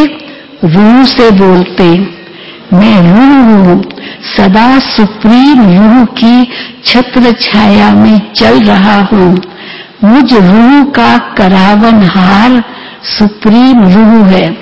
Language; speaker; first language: Hindi; native; Hindi